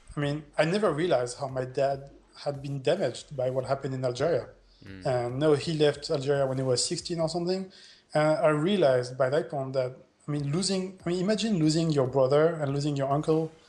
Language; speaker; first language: English; non-native, fluent; French